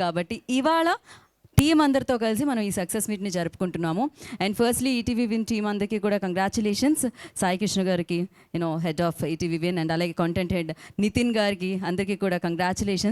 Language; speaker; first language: Telugu; native; Telugu